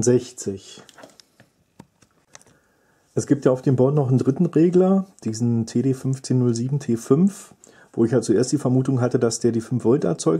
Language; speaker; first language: German; native; German